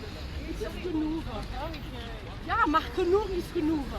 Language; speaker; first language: Dutch; non-native, learner; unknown